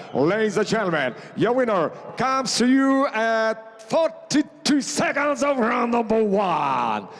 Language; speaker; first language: English; non-native, fluent; Russian